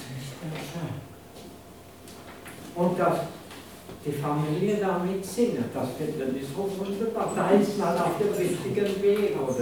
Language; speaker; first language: German; non-native, fluent; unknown